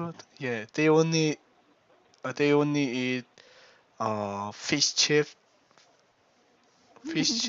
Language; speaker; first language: English; non-native, learner; Korean